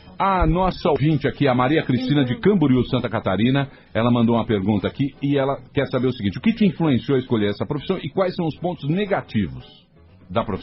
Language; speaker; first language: Portuguese; native; Portuguese